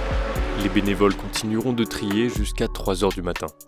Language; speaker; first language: French; native; French